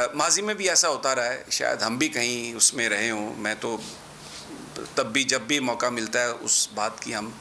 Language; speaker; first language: Urdu; native; Urdu